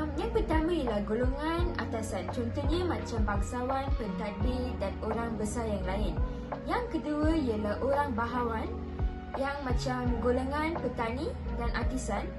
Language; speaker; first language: Malay; non-native, local second language; Tamil